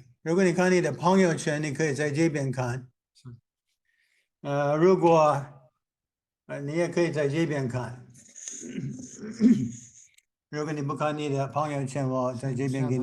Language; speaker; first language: Chinese; non-native, fluent; English